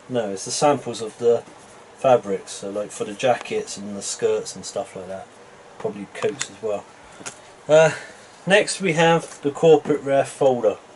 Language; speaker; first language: English; native; English